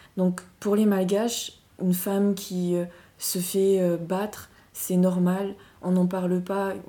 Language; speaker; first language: French; non-native, local second language; Malagasy